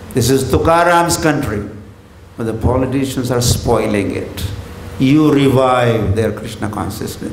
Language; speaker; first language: English; non-native, local second language; Marathi